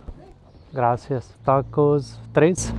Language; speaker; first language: Spanish; non-native, learner; Urdu